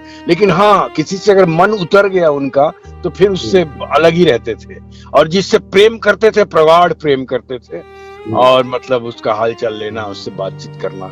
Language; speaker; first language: Hindi; native; Hindi